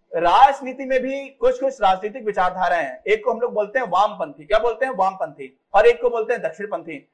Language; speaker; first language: Hindi; native; Hindi